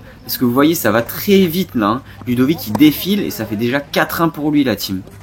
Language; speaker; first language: French; native; French